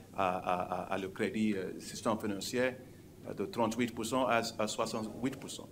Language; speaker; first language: French; non-native, fluent; Yoruba